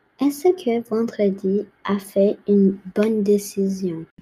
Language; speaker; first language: French; non-native, learner; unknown